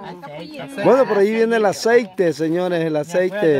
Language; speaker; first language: Spanish; native; Spanish